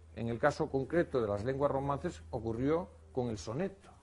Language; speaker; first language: Spanish; non-native, local second language; Galician